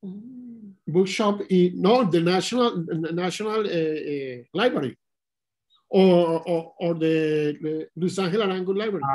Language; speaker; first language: English; non-native, learner; Spanish